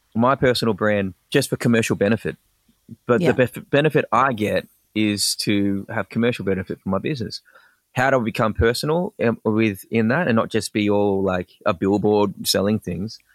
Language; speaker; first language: English; native; English